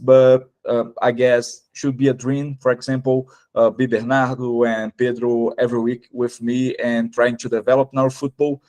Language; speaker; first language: English; non-native, fluent; Portuguese